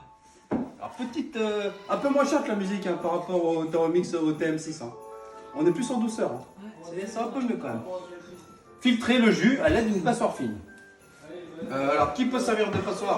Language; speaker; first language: French; native; French